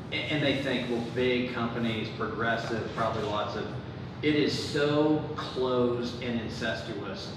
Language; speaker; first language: English; native; English